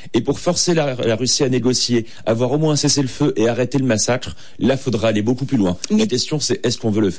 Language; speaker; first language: French; native; French